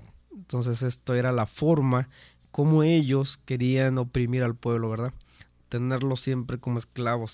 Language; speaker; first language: Spanish; native; Spanish